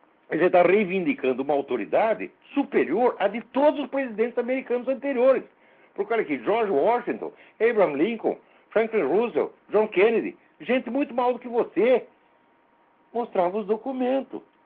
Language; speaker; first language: Portuguese; native; Portuguese